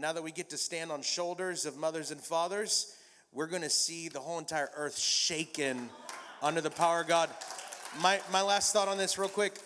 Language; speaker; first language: English; native; English